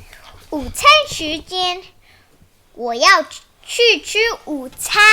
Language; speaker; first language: Chinese; early bilingual, heritage; Chinese